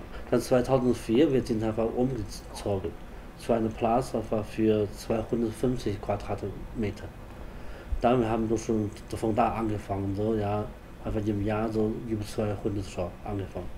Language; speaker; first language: German; non-native, learner; Chinese